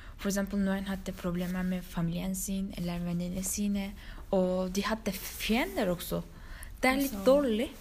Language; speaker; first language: Norwegian; non-native, learner; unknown